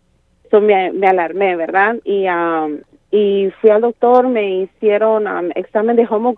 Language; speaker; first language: Spanish; early bilingual, other home language; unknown